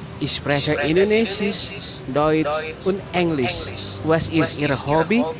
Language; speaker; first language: German; non-native, fluent; Indonesian